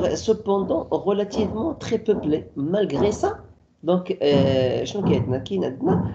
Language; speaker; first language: French; non-native, local second language; Arabic